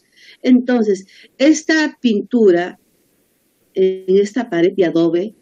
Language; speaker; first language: Spanish; native; Spanish